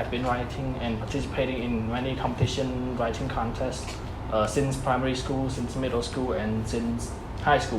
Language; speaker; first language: English; non-native, fluent; Khmer